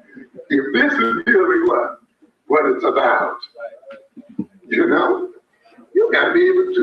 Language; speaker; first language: English; native; English